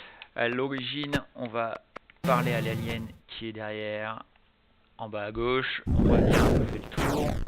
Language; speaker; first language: French; native; French